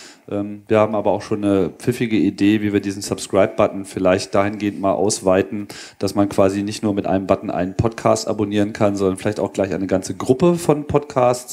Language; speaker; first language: German; native; German